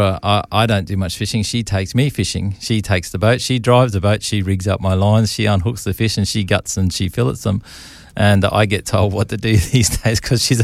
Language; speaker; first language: English; native; English